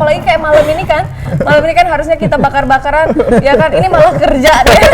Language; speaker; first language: Indonesian; native; Indonesian